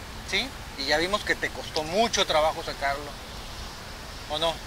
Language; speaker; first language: Spanish; native; Spanish